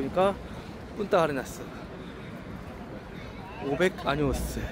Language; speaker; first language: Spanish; non-native, learner; Korean